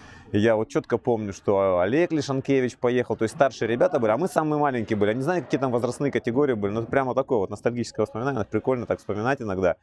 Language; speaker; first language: Russian; native; Russian